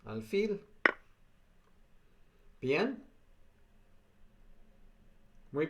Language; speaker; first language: Spanish; non-native, learner; English